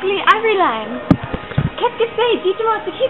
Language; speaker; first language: French; non-native, learner; English